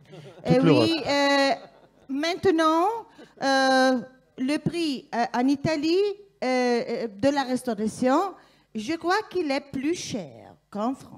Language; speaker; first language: French; non-native, fluent; Italian